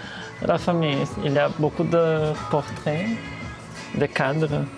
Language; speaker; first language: French; early bilingual, heritage; Portuguese